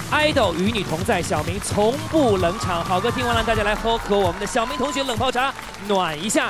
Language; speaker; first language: Chinese; native; Chinese